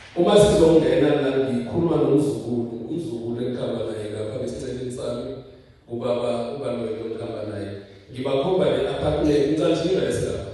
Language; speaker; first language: Zulu; non-native, local second language; South Ndebele